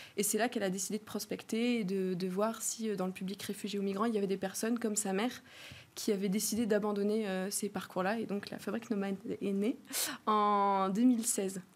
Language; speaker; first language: French; native; French